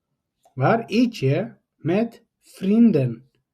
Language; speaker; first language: Dutch; non-native, fluent; Tigrinya